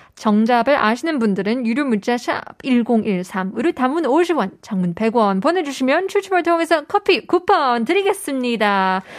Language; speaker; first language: Korean; native; Korean